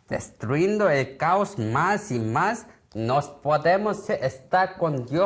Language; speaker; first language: Spanish; non-native, learner; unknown